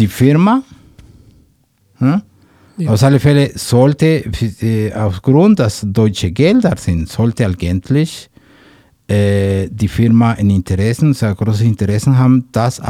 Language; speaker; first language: German; non-native, learner; Spanish